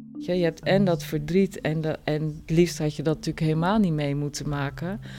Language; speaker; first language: Dutch; native; Dutch